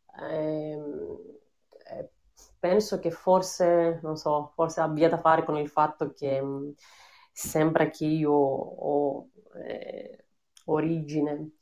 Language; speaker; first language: Italian; non-native, fluent; Greek